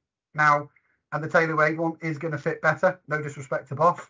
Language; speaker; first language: English; native; English